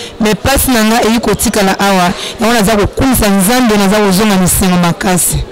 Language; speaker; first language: Lingala; native; Lingala